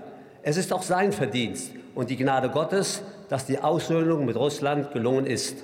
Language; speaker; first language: German; native; German